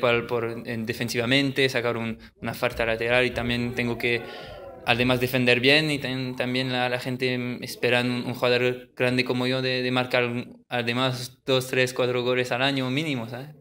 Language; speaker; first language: Spanish; early bilingual, heritage; French